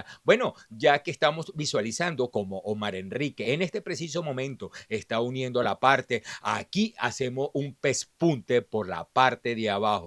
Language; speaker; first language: Spanish; native; Spanish